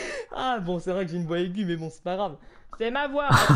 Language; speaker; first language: French; native; French